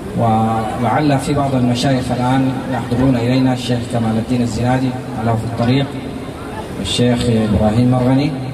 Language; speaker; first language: Arabic; native; Arabic